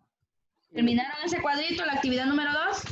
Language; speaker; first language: Spanish; native; Spanish